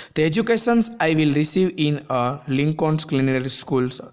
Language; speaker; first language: English; non-native, local second language; Gujarati